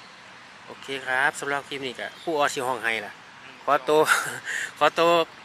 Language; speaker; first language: Thai; native; Thai